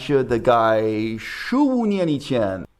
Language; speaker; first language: Chinese; non-native, learner; English